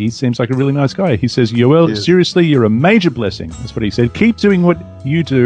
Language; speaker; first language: English; native; English